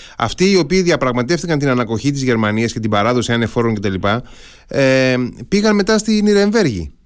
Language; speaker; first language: Greek; native; Greek